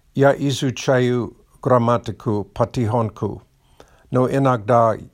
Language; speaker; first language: Russian; non-native, learner; English